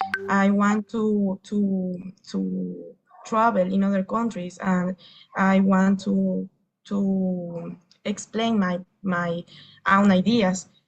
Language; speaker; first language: English; non-native, learner; Spanish